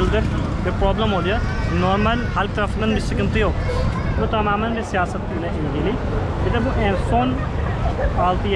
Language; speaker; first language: Turkish; non-native, fluent; Urdu